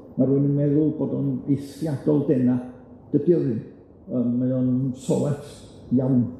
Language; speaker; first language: Welsh; native; Welsh